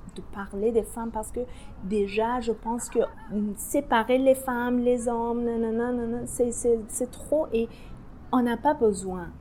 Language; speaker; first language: French; non-native, fluent; Persian